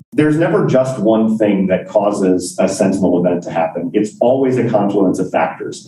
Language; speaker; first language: English; native; English